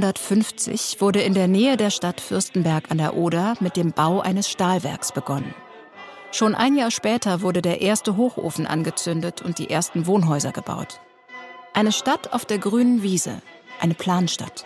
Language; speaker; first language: German; native; German